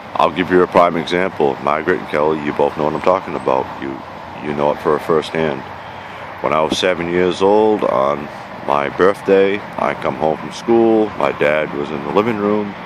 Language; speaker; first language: English; native; English